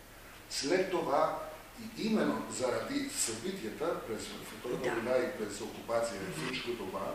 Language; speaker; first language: Bulgarian; non-native, fluent; Greek